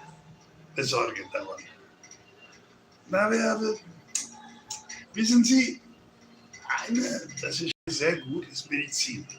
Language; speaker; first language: German; non-native, learner; English